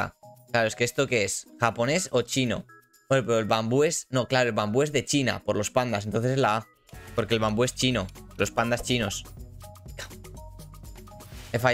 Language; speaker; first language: Spanish; native; Spanish